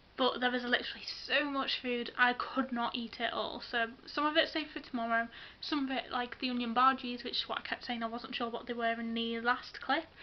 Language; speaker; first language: English; native; English